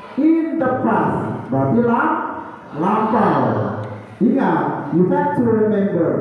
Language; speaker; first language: English; non-native, local second language; Indonesian